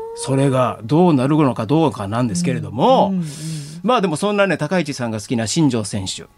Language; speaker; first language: Japanese; native; Japanese